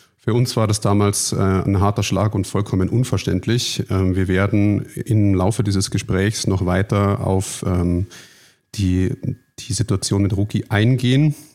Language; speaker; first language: German; native; German